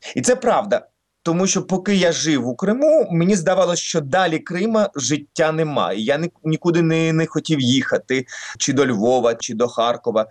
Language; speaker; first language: Ukrainian; non-native, local second language; Russian